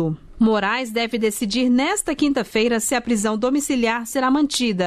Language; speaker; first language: Portuguese; native; Portuguese